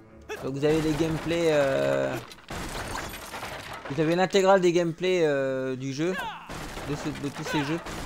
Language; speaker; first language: French; native; French